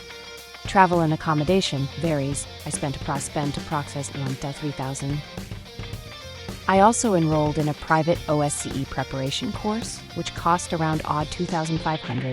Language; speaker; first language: English; non-native, local second language; Punjabi